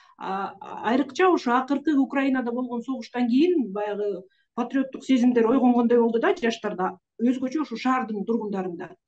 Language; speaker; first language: Kyrgyz; native; Kyrgyz